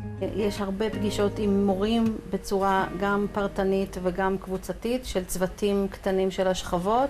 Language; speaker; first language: Hebrew; native; Hebrew